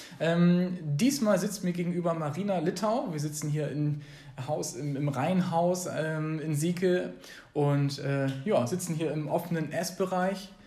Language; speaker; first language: German; native; German